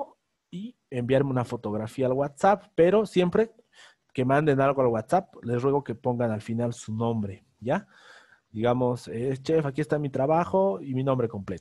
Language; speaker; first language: Spanish; native; Spanish